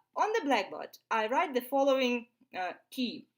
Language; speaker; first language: English; non-native, fluent; Ukrainian